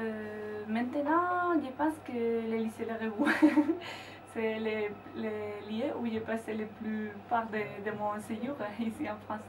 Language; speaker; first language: French; non-native, fluent; Spanish